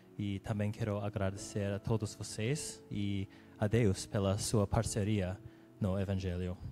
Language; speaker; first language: Portuguese; non-native, learner; English